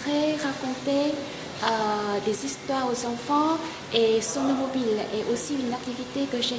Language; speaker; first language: French; non-native, fluent; Vietnamese